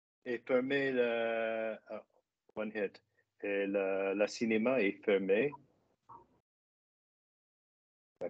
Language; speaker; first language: French; non-native, learner; English